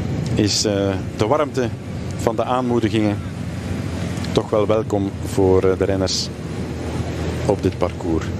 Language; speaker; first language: Dutch; native; Dutch